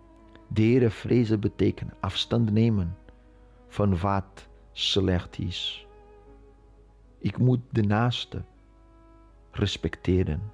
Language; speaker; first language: Dutch; non-native, fluent; Portuguese